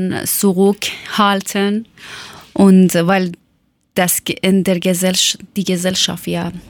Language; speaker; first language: German; non-native, learner; Persian